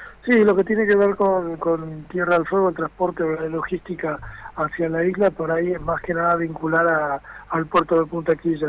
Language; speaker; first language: Spanish; native; Spanish